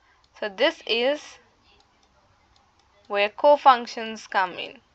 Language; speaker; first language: English; non-native, local second language; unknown